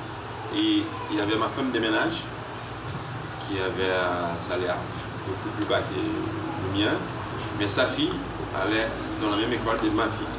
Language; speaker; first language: French; non-native, fluent; Portuguese